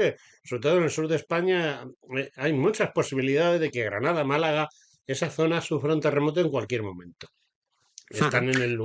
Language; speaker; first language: Spanish; native; Spanish